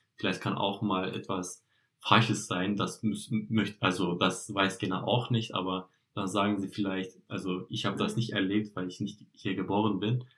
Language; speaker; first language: German; non-native, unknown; Turkish